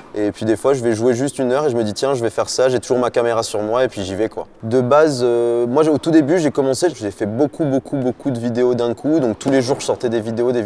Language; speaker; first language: French; native; French